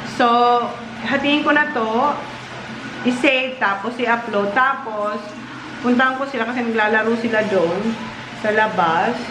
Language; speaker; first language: Filipino; non-native, local second language; Bikol